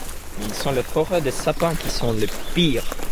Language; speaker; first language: French; non-native, fluent; Finnish